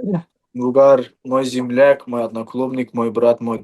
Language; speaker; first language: Russian; non-native, fluent; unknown